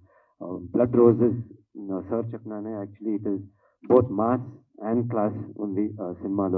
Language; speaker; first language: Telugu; non-native, learner; Kannada